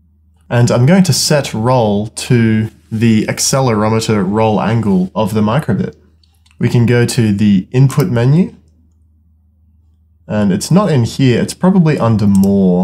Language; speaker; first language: English; native; English